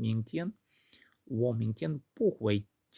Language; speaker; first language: Chinese; non-native, fluent; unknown